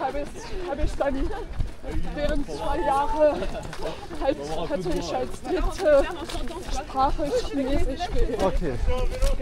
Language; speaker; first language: German; non-native, fluent; French